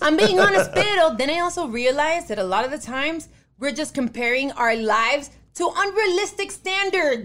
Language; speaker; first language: English; early bilingual, other home language; Spanish